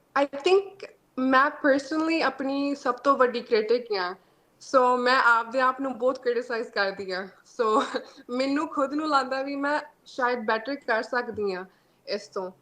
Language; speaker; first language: Punjabi; early bilingual, heritage; Punjabi